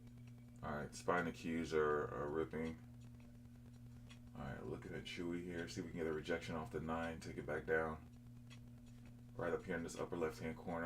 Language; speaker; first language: English; native; English